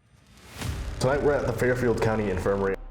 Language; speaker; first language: English; native; English